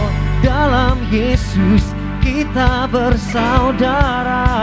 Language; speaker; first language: Indonesian; native; Indonesian